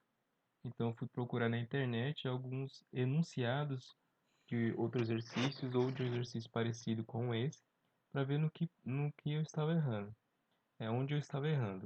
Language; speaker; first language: Portuguese; native; Portuguese